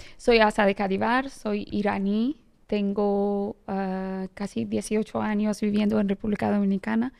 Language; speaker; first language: Spanish; non-native, fluent; Persian